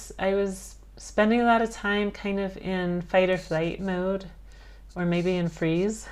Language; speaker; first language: English; native; English